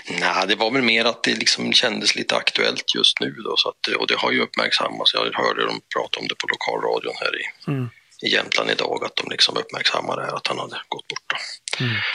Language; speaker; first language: Swedish; native; Swedish